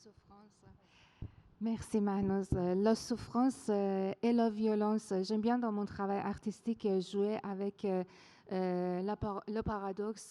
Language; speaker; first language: French; non-native, fluent; Persian